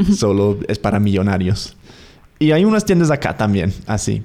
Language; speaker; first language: Spanish; non-native, fluent; English